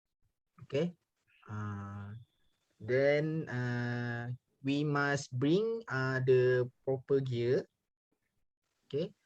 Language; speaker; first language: English; non-native, learner; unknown